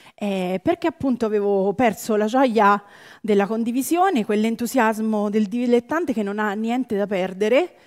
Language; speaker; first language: Italian; native; Italian